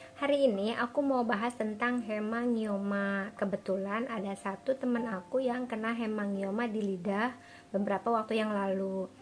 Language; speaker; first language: Indonesian; native; Indonesian